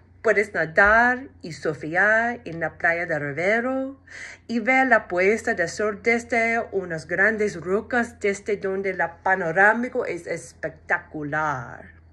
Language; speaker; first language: Spanish; non-native, learner; English